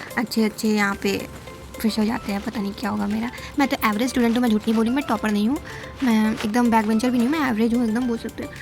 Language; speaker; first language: Hindi; native; Hindi